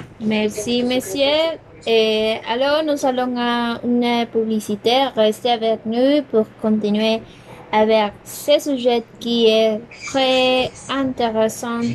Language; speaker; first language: French; non-native, learner; Spanish